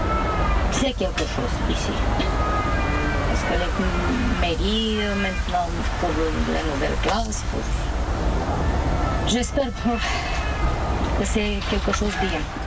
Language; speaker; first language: French; non-native, learner; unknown